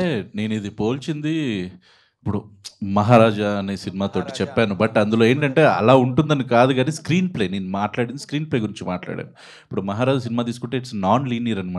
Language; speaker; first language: Telugu; native; Telugu